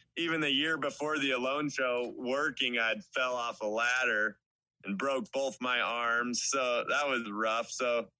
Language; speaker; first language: English; native; English